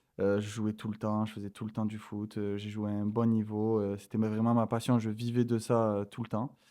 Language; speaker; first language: French; native; French